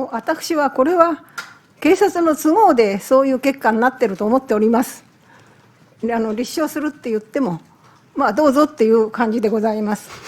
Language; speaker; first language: Japanese; native; Japanese